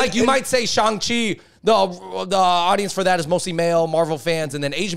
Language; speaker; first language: English; native; English